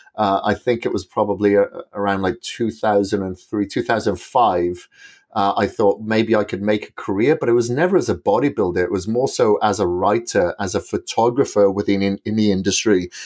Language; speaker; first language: English; native; English